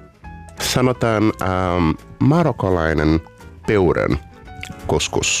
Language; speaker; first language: Finnish; non-native, fluent; Portuguese